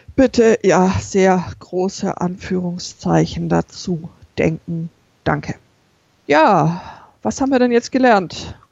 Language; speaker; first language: German; native; German